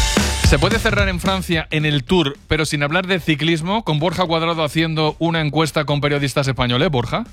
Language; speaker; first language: Spanish; native; Spanish